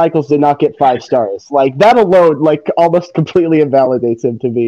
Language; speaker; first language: English; native; English